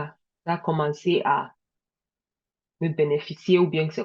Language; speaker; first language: French; non-native, learner; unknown